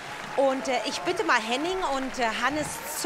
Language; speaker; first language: German; native; German